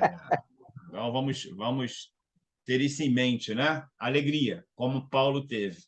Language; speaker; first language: Portuguese; native; Portuguese